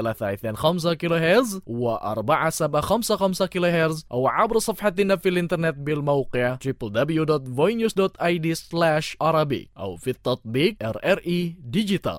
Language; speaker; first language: Arabic; non-native, fluent; Indonesian